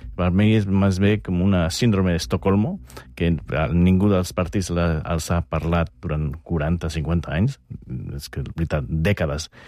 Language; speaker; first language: Catalan; non-native, fluent; English